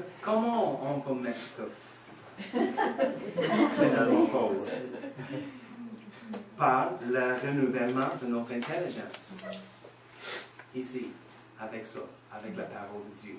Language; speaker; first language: French; non-native, fluent; English